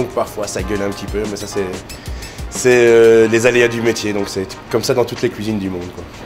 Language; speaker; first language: French; native; French